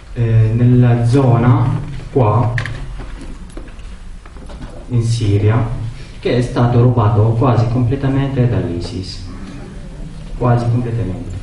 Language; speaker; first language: Italian; non-native, learner; Arabic